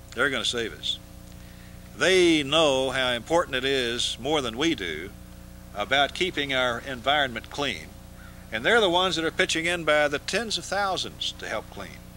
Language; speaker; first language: English; native; English